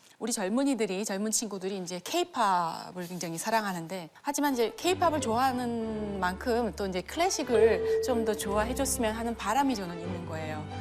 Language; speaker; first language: Korean; native; Korean